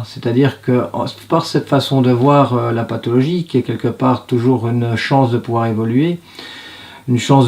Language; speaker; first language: French; native; French